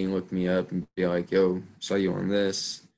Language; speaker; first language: English; native; English